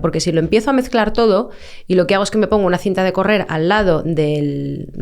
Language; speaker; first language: Spanish; native; Spanish